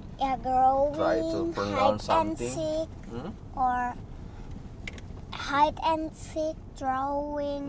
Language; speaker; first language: English; non-native, learner; Indonesian